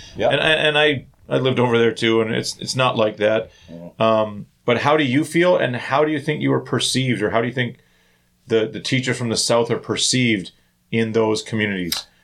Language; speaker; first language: English; native; English